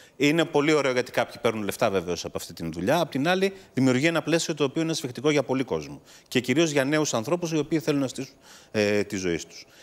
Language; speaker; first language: Greek; native; Greek